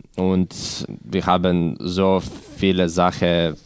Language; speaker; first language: German; non-native, learner; Croatian